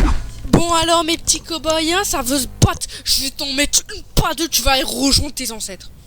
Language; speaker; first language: French; native; French